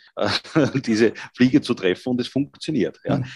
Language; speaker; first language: German; native; German